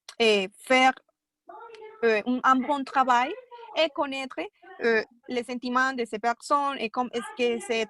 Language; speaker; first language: French; non-native, fluent; Spanish